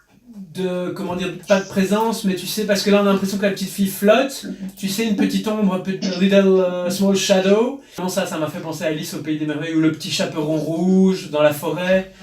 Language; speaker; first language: French; native; French